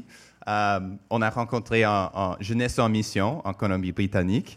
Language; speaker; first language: French; non-native, local second language; English